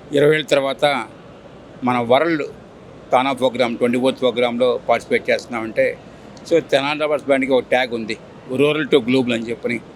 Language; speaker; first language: Telugu; native; Telugu